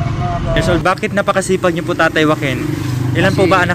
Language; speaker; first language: Filipino; native; Filipino